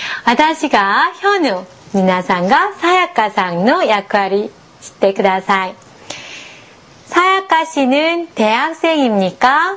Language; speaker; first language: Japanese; non-native, fluent; Korean